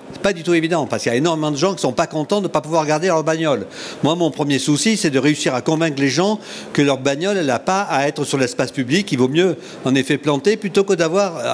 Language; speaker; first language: French; native; French